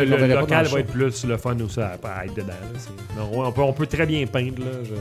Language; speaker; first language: French; native; French